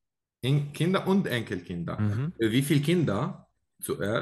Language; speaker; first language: German; non-native, learner; Arabic